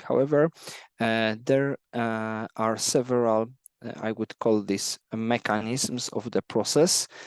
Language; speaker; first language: English; non-native, fluent; Polish